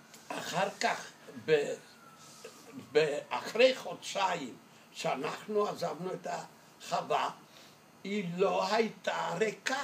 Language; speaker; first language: Hebrew; non-native, fluent; Yiddish